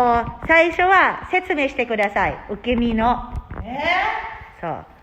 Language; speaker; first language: Japanese; non-native, learner; Filipino